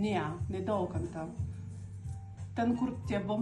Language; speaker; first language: Lithuanian; non-native, learner; Russian